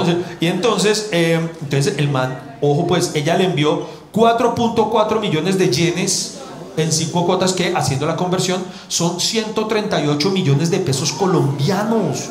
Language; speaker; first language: Spanish; native; Spanish